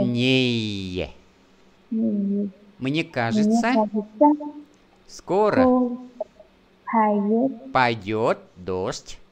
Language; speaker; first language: Russian; non-native, fluent; Vietnamese